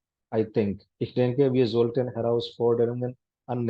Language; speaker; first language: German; non-native, fluent; Hindi